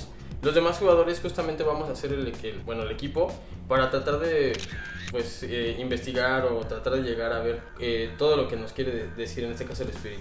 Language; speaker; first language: Spanish; native; Spanish